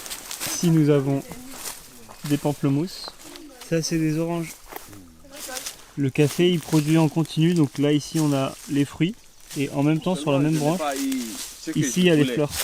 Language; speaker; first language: French; native; French